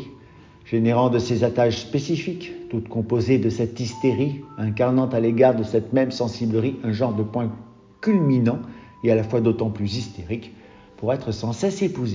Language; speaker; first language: French; native; French